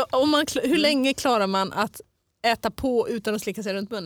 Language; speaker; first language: Swedish; native; Swedish